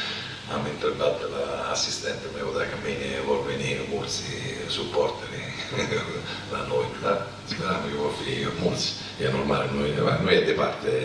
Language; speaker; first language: Romanian; non-native, fluent; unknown